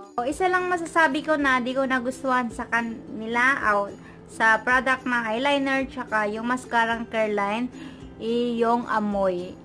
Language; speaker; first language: Filipino; non-native, local second language; Cebuano